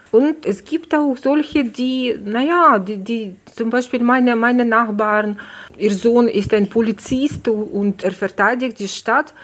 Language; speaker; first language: German; non-native, fluent; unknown